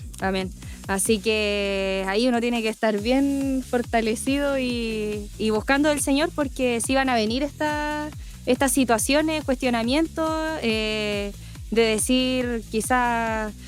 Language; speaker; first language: Spanish; native; Spanish